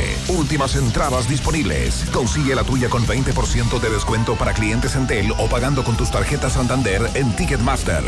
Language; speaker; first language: Spanish; native; Spanish